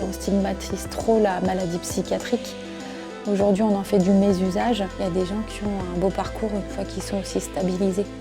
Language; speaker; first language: French; native; French